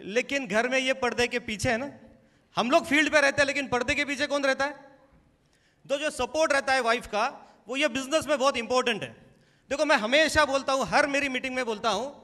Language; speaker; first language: Hindi; non-native, local second language; Marathi